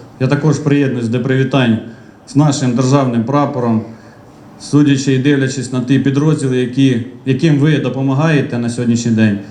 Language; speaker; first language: Ukrainian; native; Ukrainian